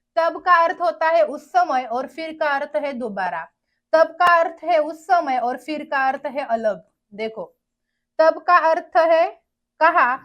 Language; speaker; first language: Hindi; non-native, local second language; Marathi